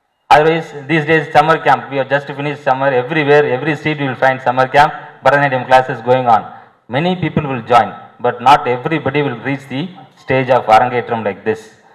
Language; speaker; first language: English; non-native, local second language; Tamil